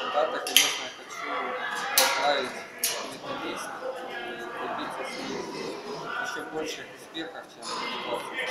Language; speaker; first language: Russian; native; Russian